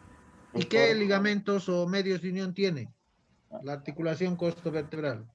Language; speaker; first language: Spanish; native; Spanish